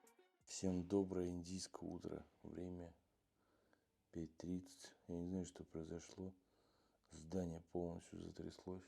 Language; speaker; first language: Russian; native; Russian